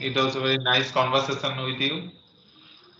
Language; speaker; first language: English; non-native, learner; Bangla